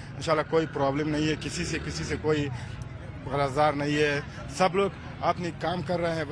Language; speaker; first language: Hindi; non-native, fluent; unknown